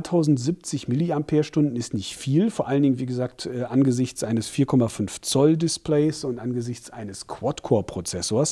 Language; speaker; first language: German; native; German